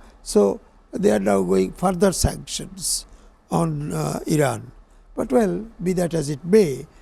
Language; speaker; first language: English; non-native, local second language; Bangla